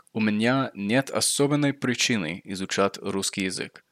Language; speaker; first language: Russian; non-native, fluent; English